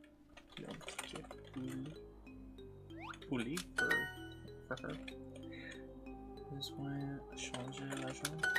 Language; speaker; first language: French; non-native, learner; English